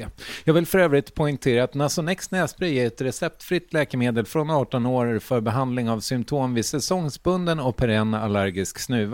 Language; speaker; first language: Swedish; native; Swedish